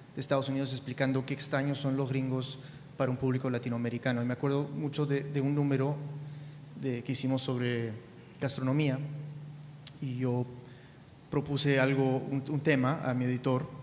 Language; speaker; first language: Spanish; early bilingual, heritage; Spanish